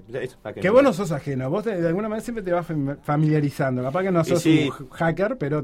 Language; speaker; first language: Spanish; native; Spanish